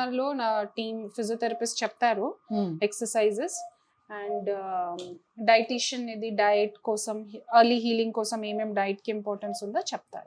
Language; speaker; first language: Telugu; non-native, fluent; Hindi